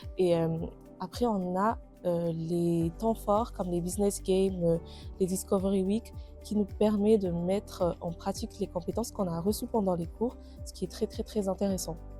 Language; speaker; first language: French; non-native, local second language; Malagasy